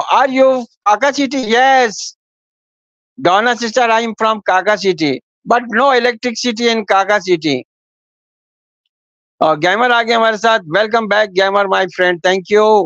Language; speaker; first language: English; non-native, learner; Urdu